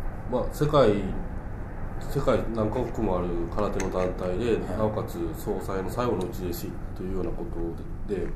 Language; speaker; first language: Japanese; native; Japanese